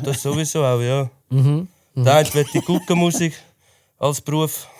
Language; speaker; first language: German; native; German